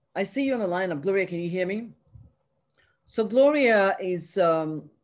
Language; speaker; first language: English; non-native, local second language; Yoruba